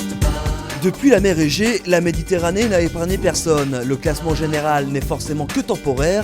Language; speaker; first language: French; native; French